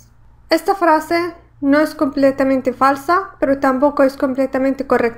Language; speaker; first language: Spanish; non-native, fluent; Arabic